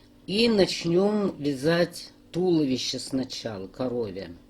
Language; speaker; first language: Russian; native; Russian